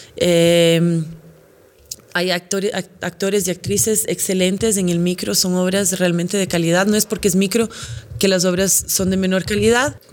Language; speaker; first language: Spanish; non-native, fluent; Portuguese